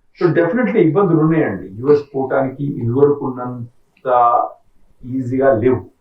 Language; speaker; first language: Telugu; native; Telugu